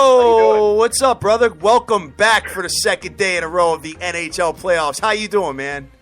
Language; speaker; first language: English; native; English